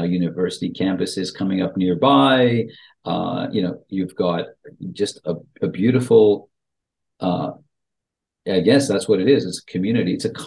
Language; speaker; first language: English; native; English